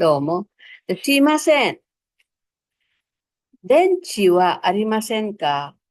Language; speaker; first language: Japanese; non-native, fluent; Filipino